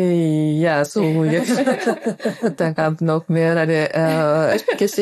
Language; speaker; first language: German; non-native, fluent; Japanese